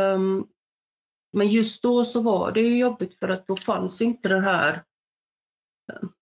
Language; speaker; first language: Swedish; early bilingual, other home language; Bosnian